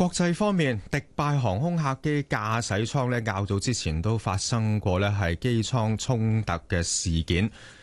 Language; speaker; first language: Chinese; non-native, local second language; Cantonese